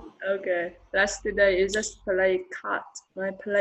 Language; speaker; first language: English; non-native, learner; Vietnamese